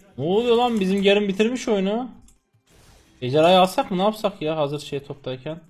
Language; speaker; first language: Turkish; native; Turkish